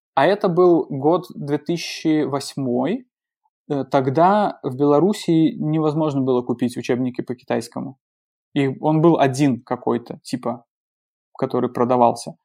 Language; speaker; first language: Russian; native; Russian